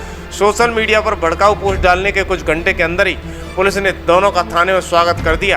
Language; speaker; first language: Hindi; native; Hindi